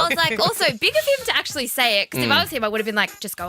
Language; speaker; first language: English; native; English